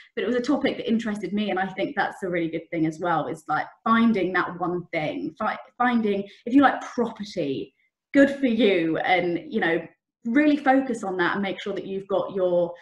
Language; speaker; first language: English; native; English